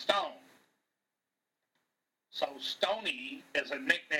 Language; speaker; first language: English; native; English